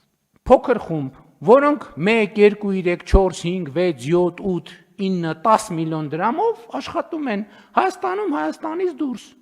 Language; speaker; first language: Armenian; native; Armenian